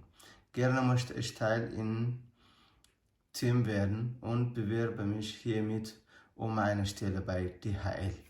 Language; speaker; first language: German; non-native, learner; Amharic